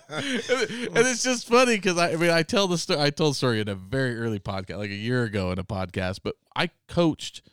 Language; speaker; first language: English; native; English